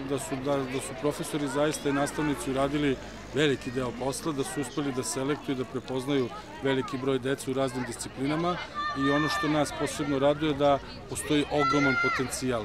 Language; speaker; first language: Serbian; native; Serbian